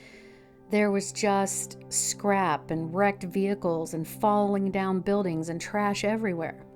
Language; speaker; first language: English; native; English